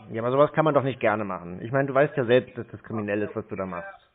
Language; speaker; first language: German; native; German